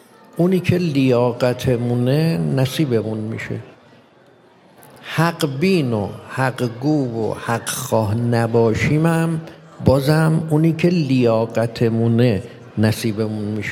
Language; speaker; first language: Persian; native; Persian